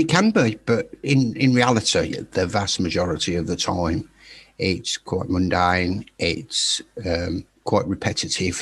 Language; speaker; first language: English; native; English